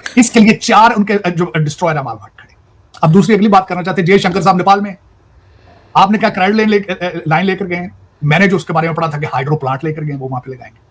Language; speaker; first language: Urdu; non-native, local second language; Punjabi